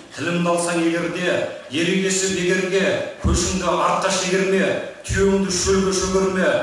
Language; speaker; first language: Kazakh; early bilingual, heritage; Kazakh